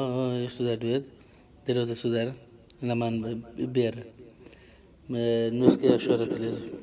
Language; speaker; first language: Swedish; non-native, fluent; Kurdish